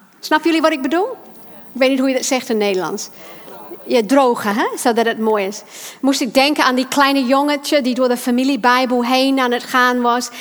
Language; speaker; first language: Dutch; non-native, fluent; English